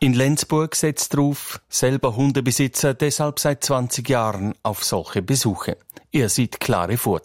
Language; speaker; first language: German; native; German